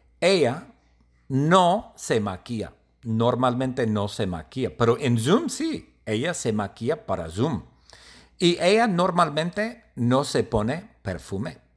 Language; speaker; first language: Spanish; non-native, learner; English